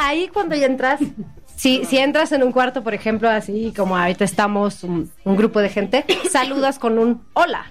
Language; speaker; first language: Spanish; non-native, fluent; Swedish